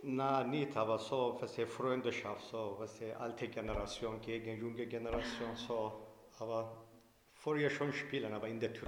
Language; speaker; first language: German; non-native, learner; Turkish